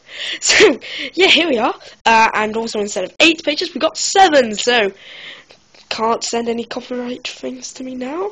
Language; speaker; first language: English; native; English